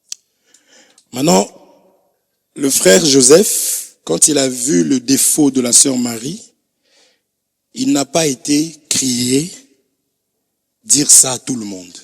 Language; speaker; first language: French; non-native, local second language; Lingala